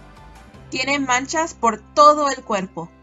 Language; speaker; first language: Spanish; non-native, learner; English